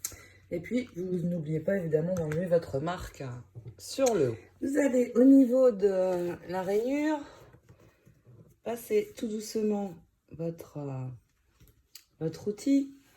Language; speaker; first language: French; native; French